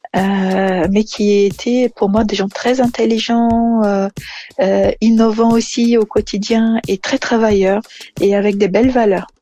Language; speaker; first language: French; non-native, fluent; Portuguese